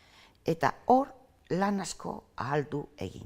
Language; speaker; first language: Basque; non-native, local second language; Spanish